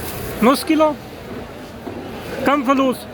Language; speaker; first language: Arabic; non-native, learner; Urdu